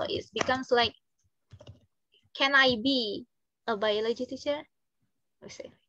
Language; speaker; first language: English; non-native, fluent; Indonesian